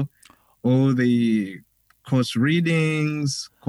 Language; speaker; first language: English; non-native, local second language; Ganda